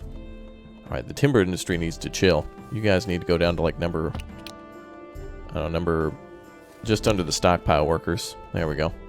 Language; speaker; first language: English; native; English